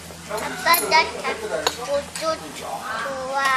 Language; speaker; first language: Korean; early bilingual, other home language; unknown